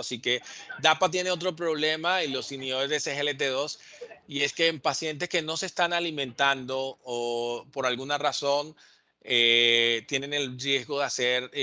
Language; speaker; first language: Spanish; native; Spanish